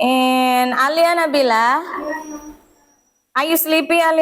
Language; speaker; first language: English; non-native, fluent; Indonesian